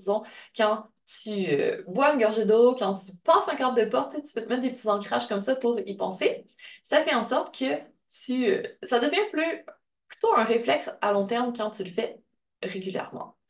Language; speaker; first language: French; native; French